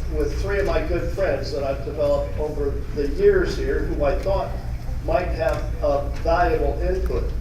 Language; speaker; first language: English; native; English